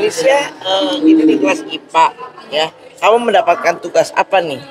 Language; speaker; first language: Indonesian; native; Indonesian